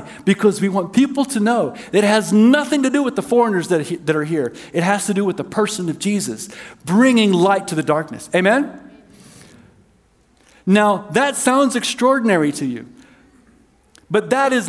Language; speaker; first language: English; native; English